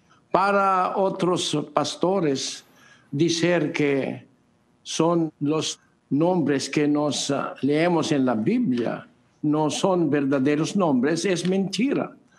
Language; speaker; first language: Spanish; non-native, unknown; Filipino